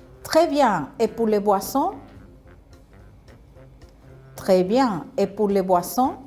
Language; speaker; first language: French; non-native, fluent; Spanish